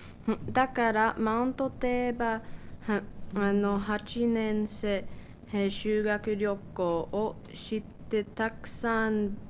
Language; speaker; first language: Japanese; non-native, learner; English